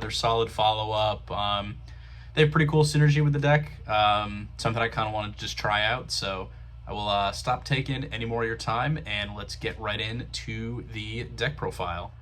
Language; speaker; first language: English; native; English